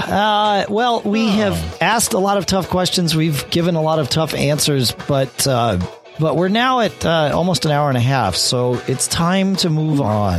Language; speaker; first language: English; native; English